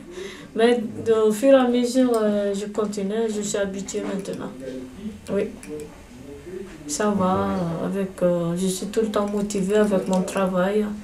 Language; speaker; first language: French; non-native, fluent; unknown